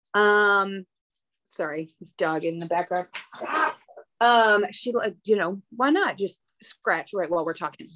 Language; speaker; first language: English; native; English